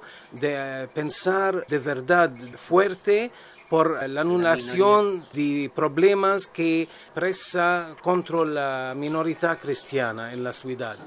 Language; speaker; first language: Spanish; non-native, learner; Arabic